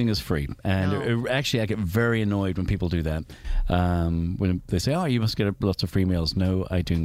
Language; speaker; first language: English; native; English